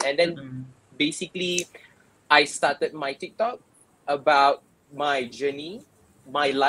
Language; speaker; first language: English; non-native, local second language; Malay